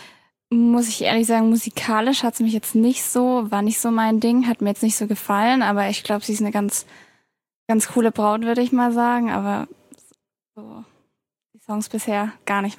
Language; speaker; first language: German; native; German